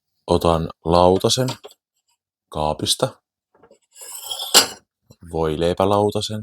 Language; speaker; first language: Finnish; native; Finnish